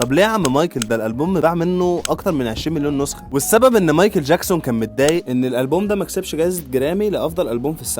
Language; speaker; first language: Arabic; native; Arabic